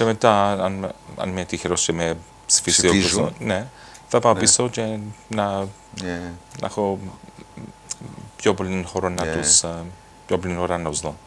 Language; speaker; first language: Greek; early bilingual, heritage; Greek